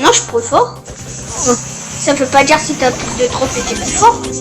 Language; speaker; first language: French; early bilingual, other home language; Romanian